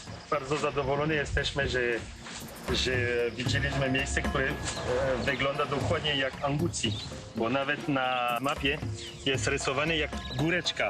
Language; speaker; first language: Polish; non-native, learner; Malagasy